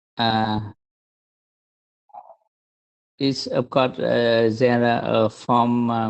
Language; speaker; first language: English; non-native, learner; Vietnamese